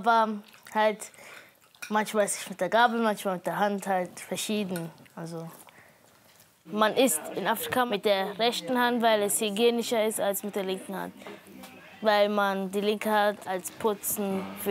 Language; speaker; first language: German; non-native, local second language; Akan